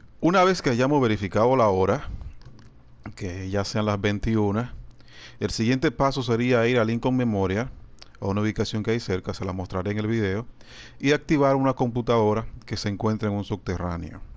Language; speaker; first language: Spanish; native; Spanish